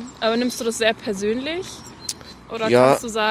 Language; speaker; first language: German; native; German